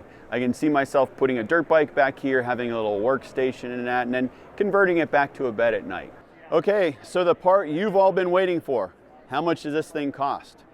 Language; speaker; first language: English; native; English